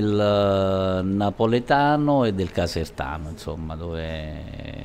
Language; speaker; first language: Italian; native; Italian